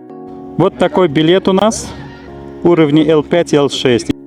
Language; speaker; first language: Russian; native; Russian